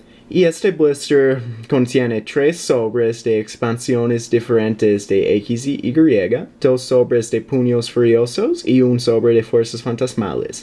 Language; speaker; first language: Spanish; non-native, learner; English